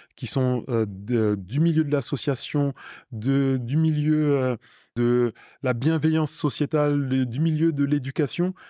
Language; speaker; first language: French; native; French